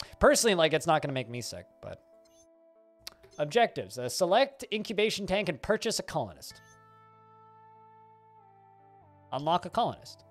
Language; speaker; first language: English; native; English